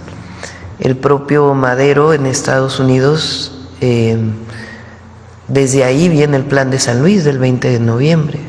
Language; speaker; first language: Spanish; native; Spanish